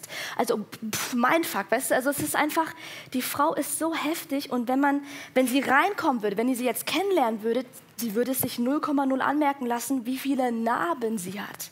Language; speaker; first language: German; early bilingual, other home language; Persian